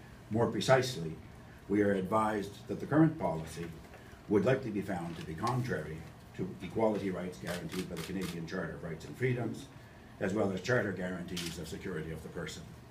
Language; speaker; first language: English; native; English